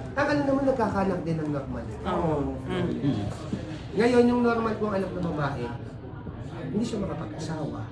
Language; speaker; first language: Filipino; native; Filipino